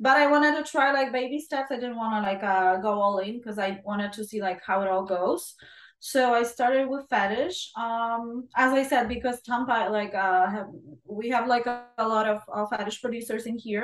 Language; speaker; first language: English; non-native, fluent; Italian